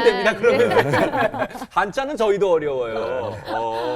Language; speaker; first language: Korean; native; Korean